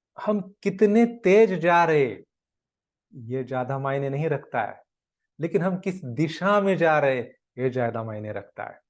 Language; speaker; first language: Hindi; non-native, local second language; Marathi